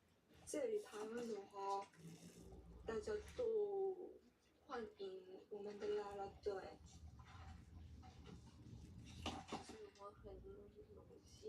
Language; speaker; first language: Chinese; non-native, learner; Korean